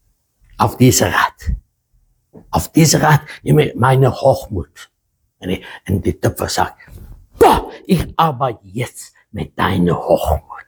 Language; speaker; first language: German; non-native, fluent; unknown